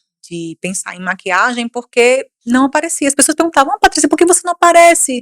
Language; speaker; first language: Portuguese; native; Portuguese